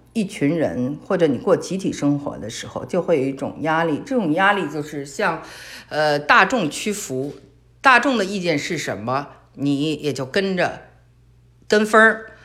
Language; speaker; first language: Chinese; native; Chinese